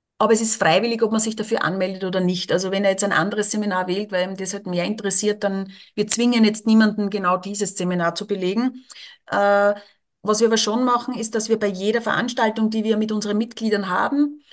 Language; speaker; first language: German; native; German